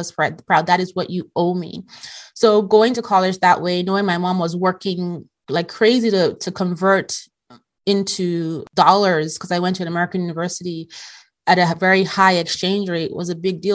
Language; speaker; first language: English; non-native, local second language; Yoruba